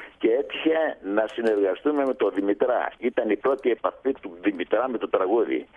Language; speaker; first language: Greek; native; Greek